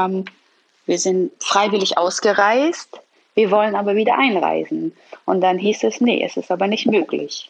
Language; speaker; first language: German; early bilingual, other home language; Persian